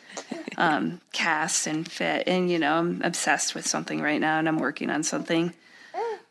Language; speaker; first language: English; native; English